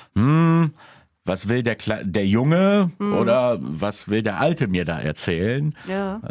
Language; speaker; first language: German; early bilingual, other home language; Polish